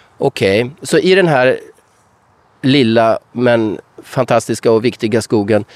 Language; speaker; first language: Swedish; native; Swedish